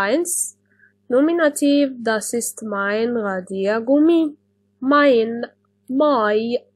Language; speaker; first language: German; non-native, fluent; Arabic